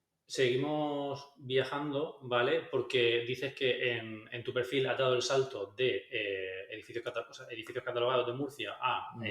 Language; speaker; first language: Spanish; native; Spanish